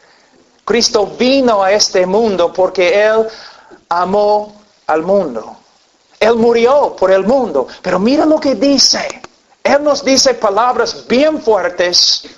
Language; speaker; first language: Spanish; non-native, fluent; English